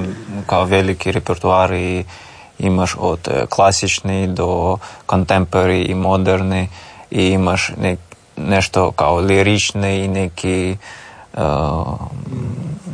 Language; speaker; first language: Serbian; non-native, learner; Russian